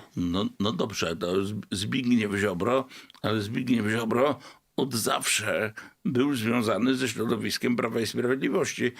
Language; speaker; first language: Polish; native; Polish